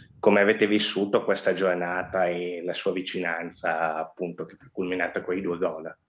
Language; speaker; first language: Italian; native; Italian